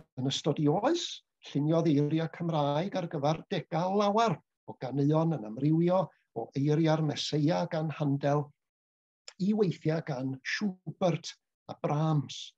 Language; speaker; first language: Welsh; native; Welsh